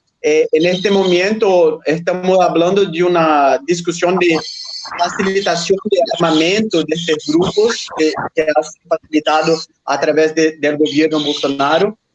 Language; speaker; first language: Spanish; non-native, fluent; Portuguese